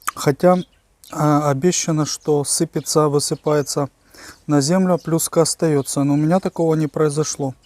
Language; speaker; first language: Russian; native; Russian